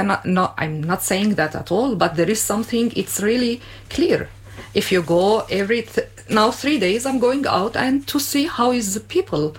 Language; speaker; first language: English; non-native, learner; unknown